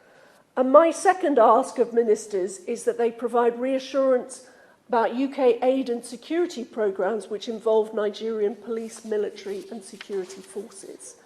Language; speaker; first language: English; native; English